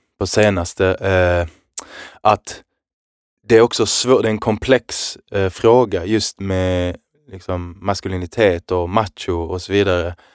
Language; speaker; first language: Swedish; early bilingual, other home language; Arabic